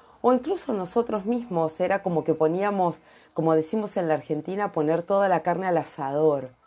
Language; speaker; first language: Spanish; native; Spanish